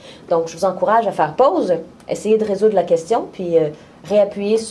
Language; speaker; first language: French; native; French